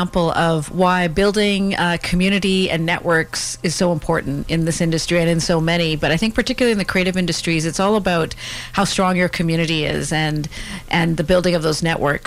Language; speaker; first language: English; native; English